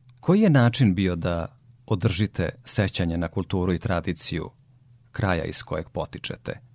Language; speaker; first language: Serbian; native; Serbian